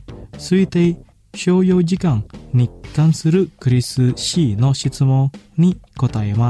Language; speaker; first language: Japanese; non-native, fluent; Indonesian